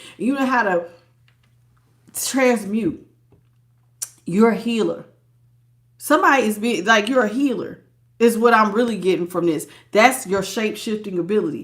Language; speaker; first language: English; native; English